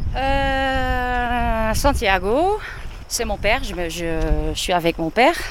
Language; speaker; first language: French; non-native, fluent; Dutch